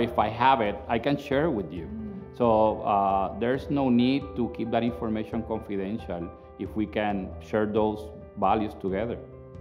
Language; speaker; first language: English; non-native, local second language; Spanish